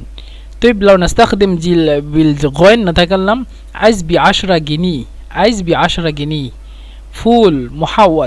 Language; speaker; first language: Arabic; non-native, fluent; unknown